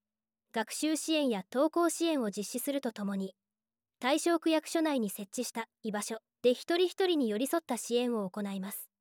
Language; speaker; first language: Japanese; native; Japanese